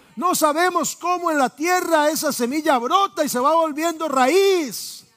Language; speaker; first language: Spanish; native; Spanish